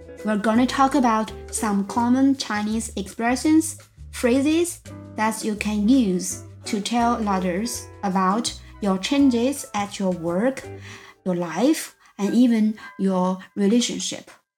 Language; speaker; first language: English; non-native, fluent; Chinese